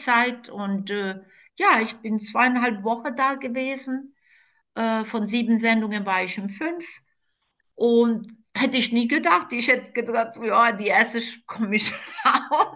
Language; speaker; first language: German; non-native, fluent; Croatian